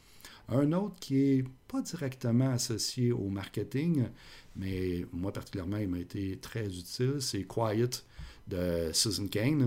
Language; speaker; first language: French; native; French